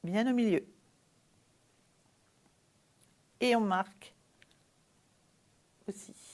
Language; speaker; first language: French; native; French